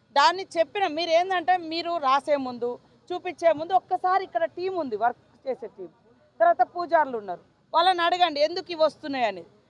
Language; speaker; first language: Telugu; native; Telugu